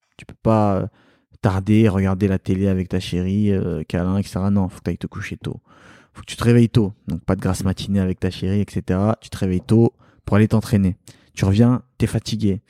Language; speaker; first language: French; early bilingual, other home language; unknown